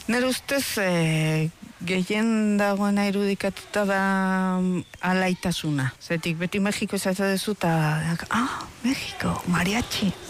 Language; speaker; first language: Basque; early bilingual, heritage; Spanish